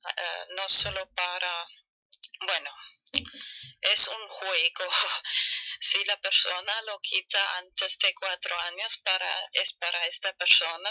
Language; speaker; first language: Spanish; non-native, fluent; German